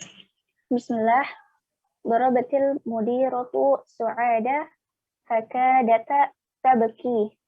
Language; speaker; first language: Arabic; non-native, learner; Indonesian